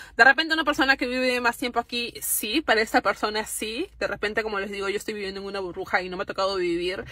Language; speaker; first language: Spanish; native; Spanish